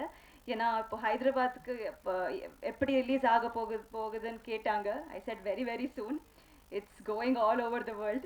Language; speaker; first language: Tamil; non-native, learner; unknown